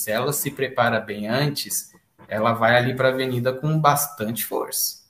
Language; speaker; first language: Portuguese; native; Portuguese